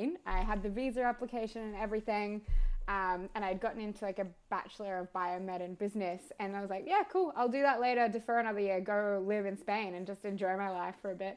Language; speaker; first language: English; native; English